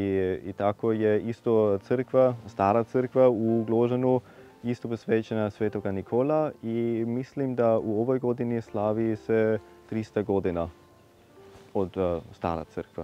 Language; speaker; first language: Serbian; non-native, fluent; German